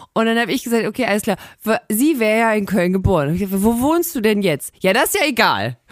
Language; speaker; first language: German; native; German